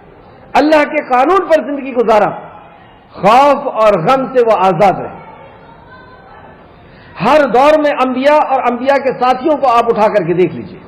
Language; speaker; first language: Urdu; native; Urdu